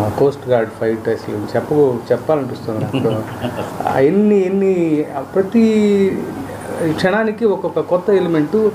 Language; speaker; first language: Telugu; native; Telugu